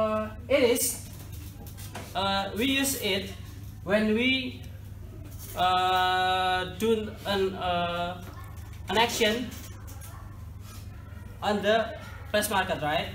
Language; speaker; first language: English; non-native, learner; Indonesian